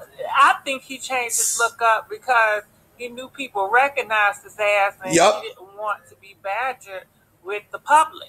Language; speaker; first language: English; native; English